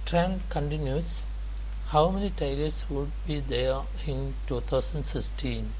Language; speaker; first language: English; non-native, local second language; Malayalam